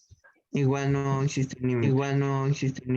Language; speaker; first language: Spanish; native; Spanish